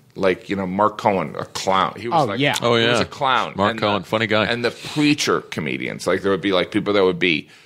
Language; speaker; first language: English; native; English